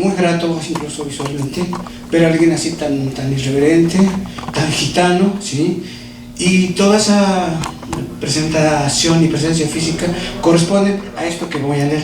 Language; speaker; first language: Spanish; native; Spanish